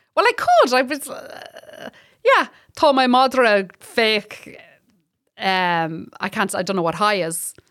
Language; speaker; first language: English; native; English